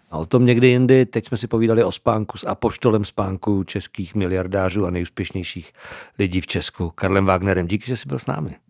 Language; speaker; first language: Czech; native; Czech